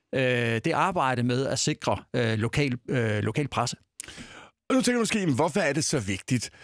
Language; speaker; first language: Danish; native; Danish